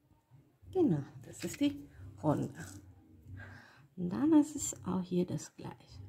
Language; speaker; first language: German; non-native, learner; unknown